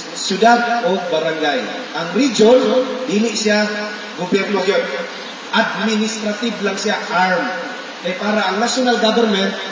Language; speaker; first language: Cebuano; native; Cebuano